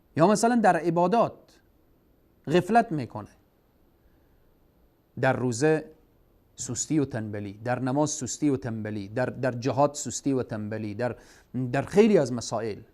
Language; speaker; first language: Persian; native; Persian